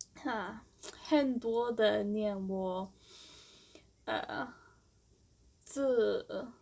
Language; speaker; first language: Chinese; non-native, learner; English